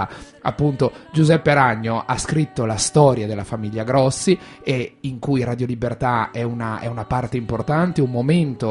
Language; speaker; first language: Italian; native; Italian